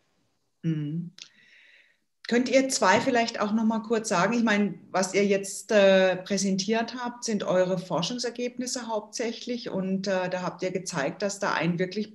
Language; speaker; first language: German; native; German